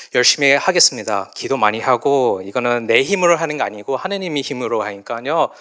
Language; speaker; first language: Korean; early bilingual, heritage; Korean